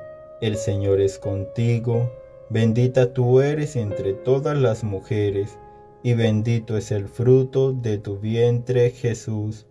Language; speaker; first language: Spanish; native; Spanish